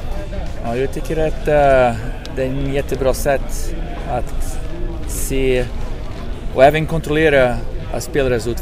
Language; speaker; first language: Swedish; non-native, fluent; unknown